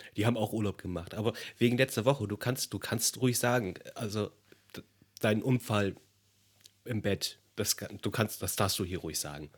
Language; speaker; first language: German; native; German